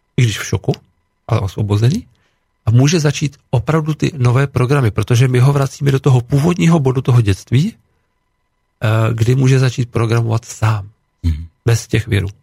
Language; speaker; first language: Czech; native; Czech